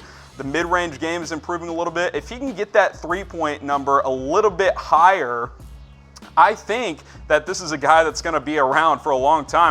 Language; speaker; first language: English; native; English